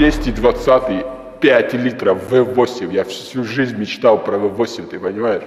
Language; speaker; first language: Russian; native; Russian